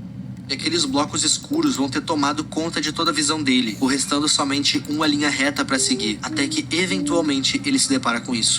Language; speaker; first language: Portuguese; native; Portuguese